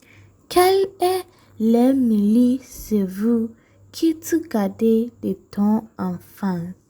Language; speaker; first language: French; non-native, fluent; English